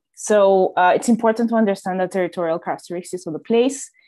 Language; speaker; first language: English; non-native, fluent; Spanish